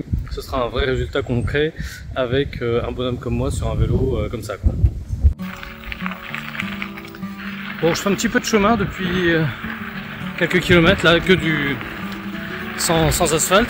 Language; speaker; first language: French; native; French